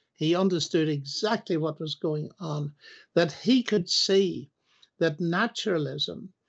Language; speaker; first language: English; native; English